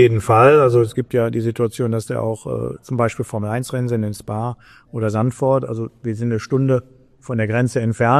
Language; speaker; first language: German; native; German